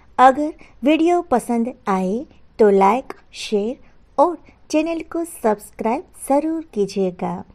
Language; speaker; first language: Hindi; non-native, local second language; Gujarati